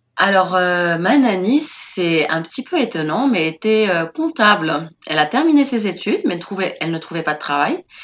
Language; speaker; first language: French; non-native, local second language; Arabic